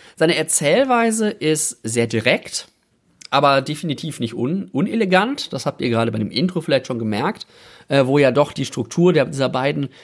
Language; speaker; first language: German; native; German